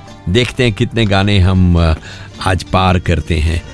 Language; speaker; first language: Hindi; native; Hindi